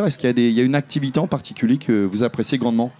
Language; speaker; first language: French; native; French